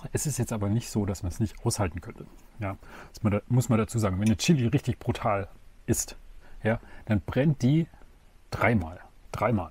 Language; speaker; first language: German; native; German